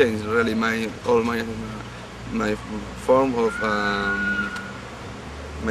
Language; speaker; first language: English; non-native, learner; Spanish